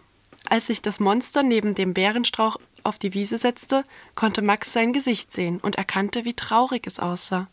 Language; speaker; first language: German; native; German